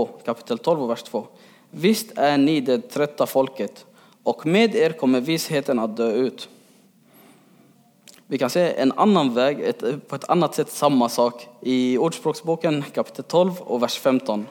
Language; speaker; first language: Swedish; early bilingual, other home language; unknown